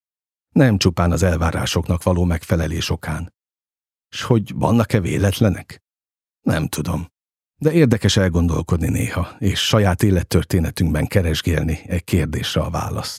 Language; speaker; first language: Hungarian; native; Hungarian